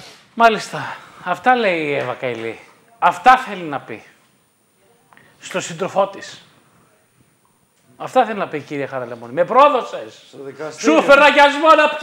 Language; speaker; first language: Greek; native; Greek